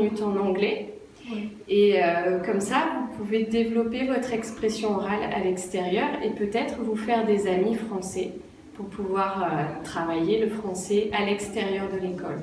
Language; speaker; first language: French; native; French